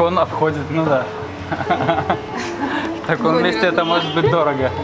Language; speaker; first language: Russian; native; Russian